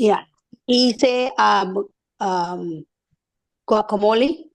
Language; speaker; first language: Spanish; non-native, learner; English